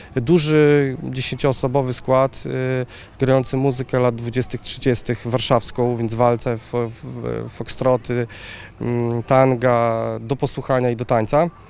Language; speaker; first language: Polish; native; Polish